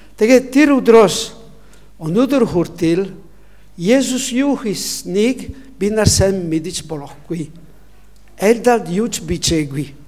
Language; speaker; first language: Mongolian; non-native, learner; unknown